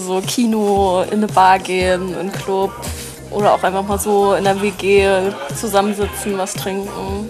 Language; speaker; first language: German; native; German